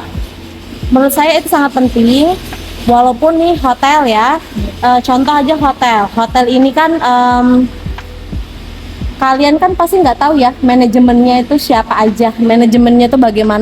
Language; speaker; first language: Indonesian; native; Indonesian